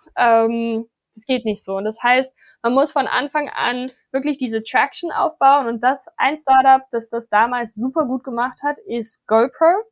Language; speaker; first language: German; non-native, fluent; English